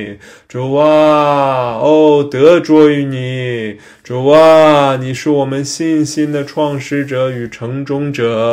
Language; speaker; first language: Chinese; native; Chinese